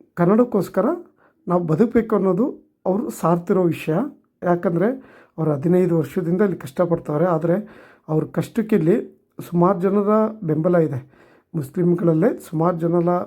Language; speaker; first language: Kannada; native; Kannada